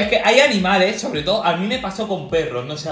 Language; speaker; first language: Spanish; native; Spanish